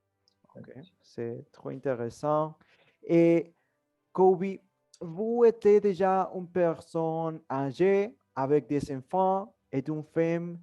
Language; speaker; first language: French; non-native, learner; Spanish